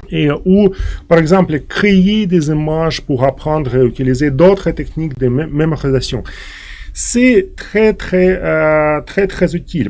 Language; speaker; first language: French; non-native, fluent; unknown